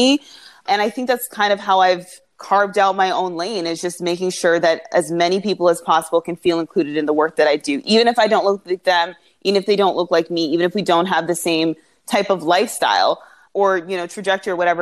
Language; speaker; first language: English; native; English